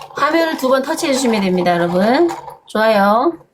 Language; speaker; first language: Korean; native; Korean